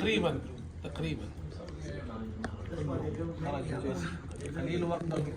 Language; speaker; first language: Arabic; non-native, fluent; Urdu